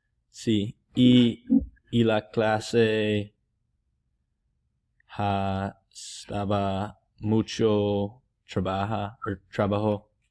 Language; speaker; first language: Spanish; non-native, learner; English